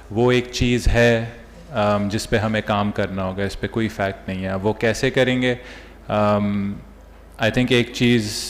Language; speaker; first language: Urdu; native; Urdu